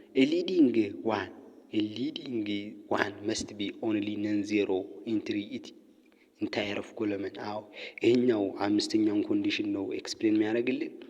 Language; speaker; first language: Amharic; native; Amharic